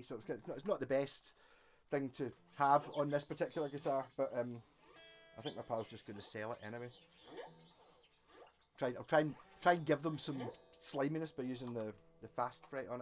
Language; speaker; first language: English; native; English